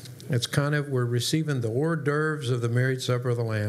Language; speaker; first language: English; native; English